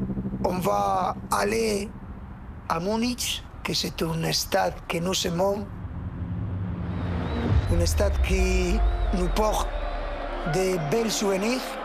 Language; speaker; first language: French; non-native, learner; Spanish